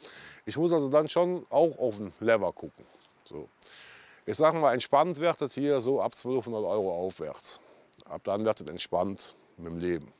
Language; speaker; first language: German; native; German